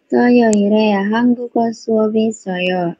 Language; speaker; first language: Korean; non-native, learner; Indonesian